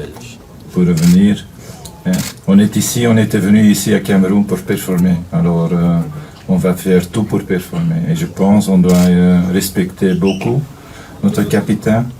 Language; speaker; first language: French; non-native, fluent; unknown